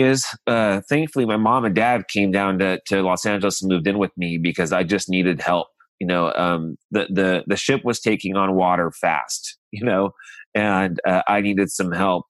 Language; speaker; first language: English; native; English